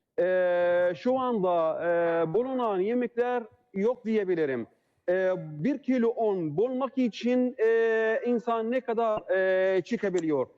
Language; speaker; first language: Turkish; non-native, learner; Arabic